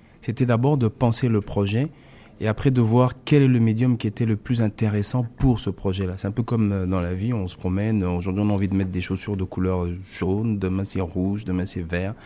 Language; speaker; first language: French; non-native, local second language; Lingala